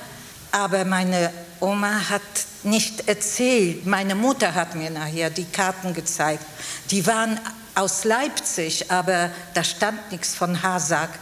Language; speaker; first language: German; non-native, fluent; Polish